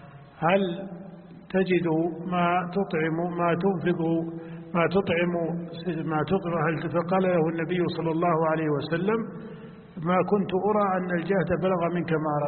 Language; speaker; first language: Arabic; native; Arabic